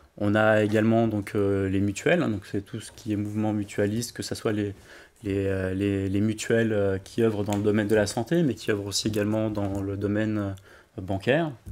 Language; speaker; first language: French; native; French